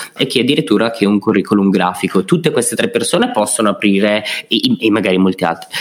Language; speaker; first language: Italian; native; Italian